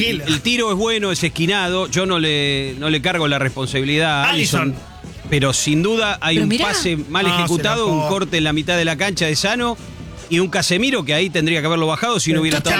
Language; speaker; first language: Spanish; native; Spanish